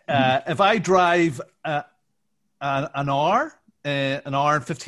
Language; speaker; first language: English; native; English